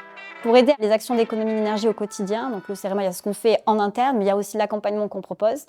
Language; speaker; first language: French; native; French